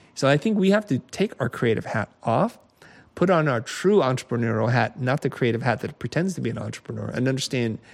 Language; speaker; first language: English; native; English